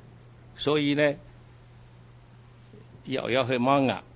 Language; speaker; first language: Cantonese; early bilingual, heritage; Cantonese